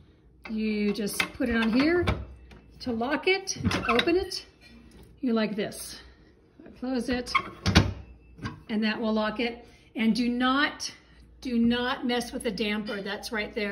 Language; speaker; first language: English; native; English